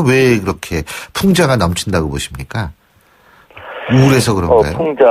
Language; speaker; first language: Korean; native; Korean